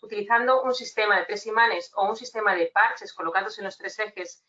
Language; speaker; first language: Spanish; native; Spanish